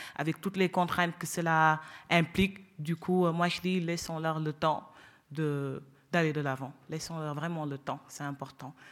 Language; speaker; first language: French; non-native, local second language; Wolof